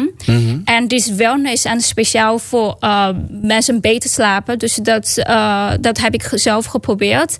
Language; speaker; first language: Dutch; non-native, learner; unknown